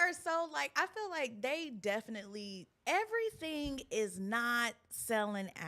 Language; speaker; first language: English; native; English